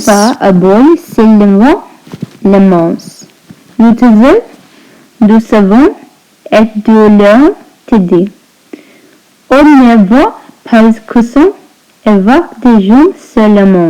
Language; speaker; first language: French; non-native, learner; English